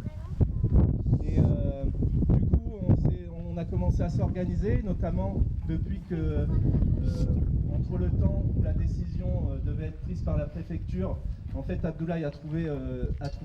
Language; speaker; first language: French; native; French